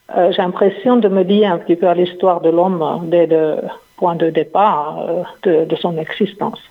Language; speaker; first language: French; non-native, fluent; Finnish